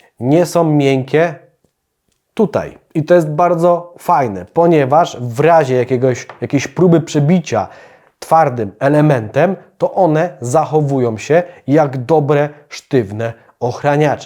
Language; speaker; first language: Polish; native; Polish